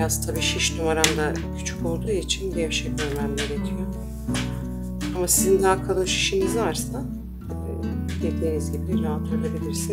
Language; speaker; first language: Turkish; native; Turkish